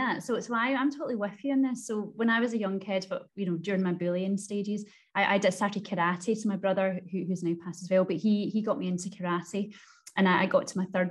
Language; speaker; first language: English; native; English